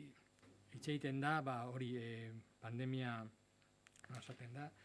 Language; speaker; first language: Basque; non-native, local second language; Spanish